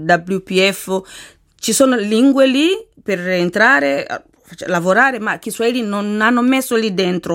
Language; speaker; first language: Italian; non-native, learner; Swahili